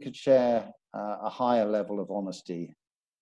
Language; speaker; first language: English; native; English